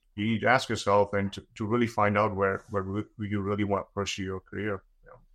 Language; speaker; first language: English; non-native, local second language; Gujarati